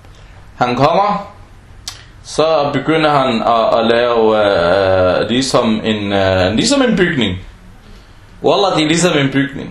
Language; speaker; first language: Danish; non-native, fluent; Arabic